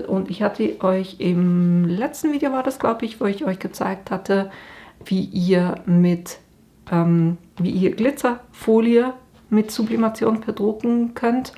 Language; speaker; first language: German; native; German